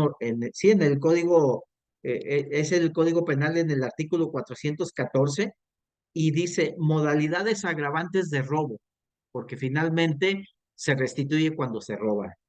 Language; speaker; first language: Spanish; native; Spanish